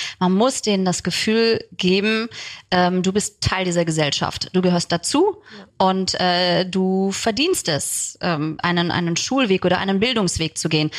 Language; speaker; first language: German; early bilingual, other home language; Turkish